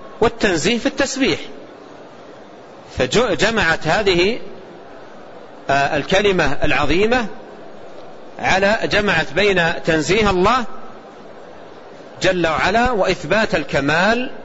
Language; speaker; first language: Arabic; native; Arabic